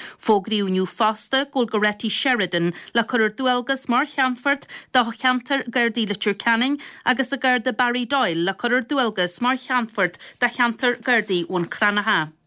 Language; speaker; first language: Irish; native; Irish